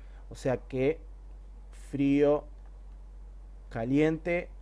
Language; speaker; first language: Spanish; native; Spanish